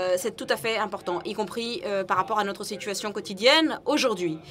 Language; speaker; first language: French; non-native, fluent; English